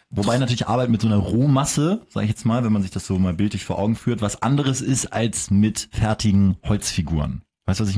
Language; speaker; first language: German; native; German